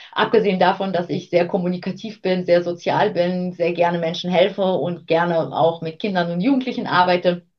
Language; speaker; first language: German; early bilingual, other home language; Armenian